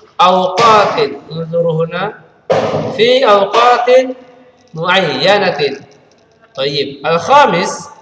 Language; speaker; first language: Arabic; non-native, fluent; Indonesian